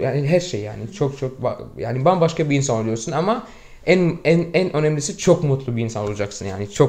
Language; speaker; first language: Turkish; non-native, fluent; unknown